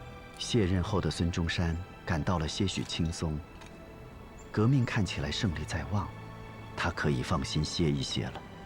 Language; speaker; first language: Chinese; native; Chinese